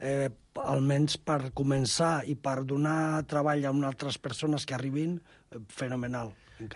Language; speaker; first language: Catalan; non-native, local second language; Spanish